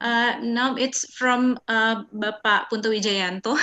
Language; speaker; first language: English; non-native, fluent; Indonesian